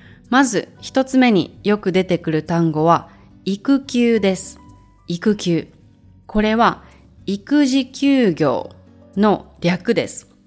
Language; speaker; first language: Japanese; native; Japanese